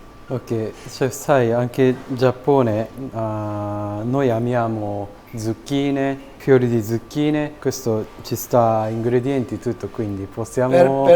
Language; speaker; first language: Italian; non-native, learner; Japanese